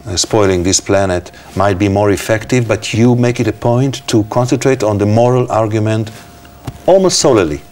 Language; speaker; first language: English; non-native, fluent; Hebrew